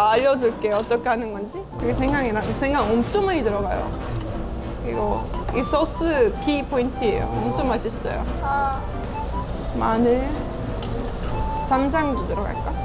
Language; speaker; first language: Korean; non-native, fluent; Estonian